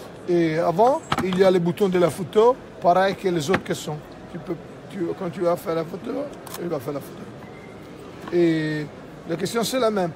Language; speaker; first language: French; non-native, fluent; Italian